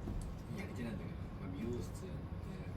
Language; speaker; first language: Japanese; native; Japanese